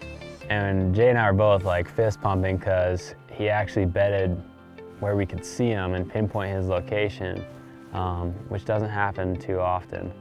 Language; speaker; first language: English; native; English